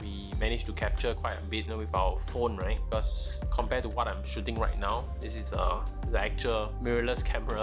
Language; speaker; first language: English; native; English